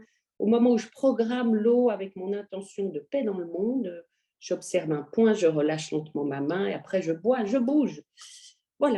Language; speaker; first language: French; native; French